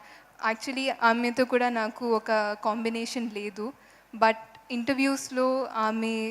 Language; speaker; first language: Telugu; non-native, local second language; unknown